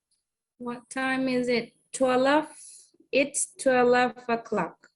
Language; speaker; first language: English; non-native, learner; Indonesian